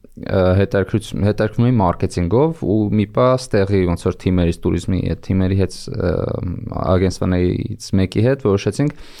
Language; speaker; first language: Armenian; native; Armenian